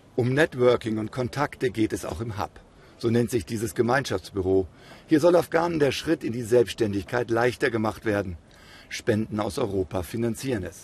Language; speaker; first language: German; native; German